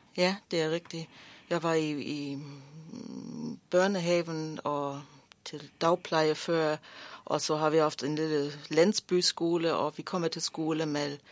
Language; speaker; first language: Danish; non-native, fluent; German